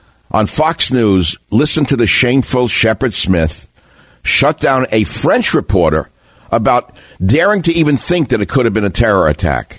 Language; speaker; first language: English; native; English